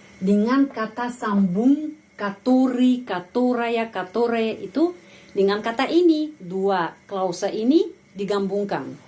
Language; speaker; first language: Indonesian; non-native, fluent; Russian